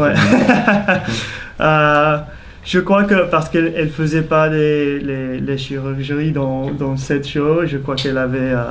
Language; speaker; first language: French; non-native, fluent; English